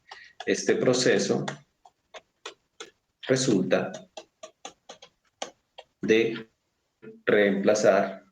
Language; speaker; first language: Spanish; native; Spanish